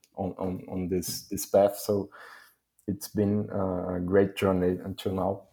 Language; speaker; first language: English; non-native, fluent; Portuguese